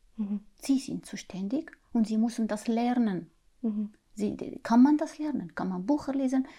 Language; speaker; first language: German; non-native, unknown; Arabic